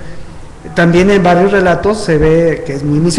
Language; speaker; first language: Spanish; native; Spanish